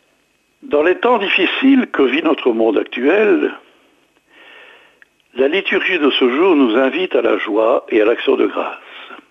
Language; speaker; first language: French; native; French